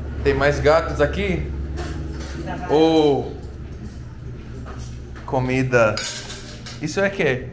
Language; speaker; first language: Portuguese; non-native, learner; English